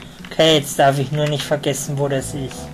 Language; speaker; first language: German; native; German